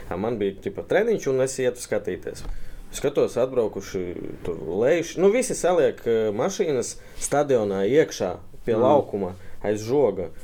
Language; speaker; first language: Latvian; native; Latvian